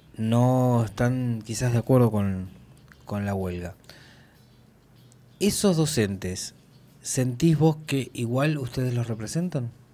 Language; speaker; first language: Spanish; native; Spanish